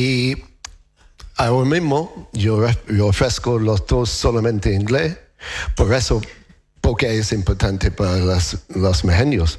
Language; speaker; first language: Spanish; non-native, learner; English